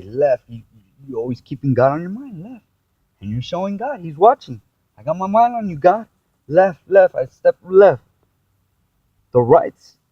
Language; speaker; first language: English; native; English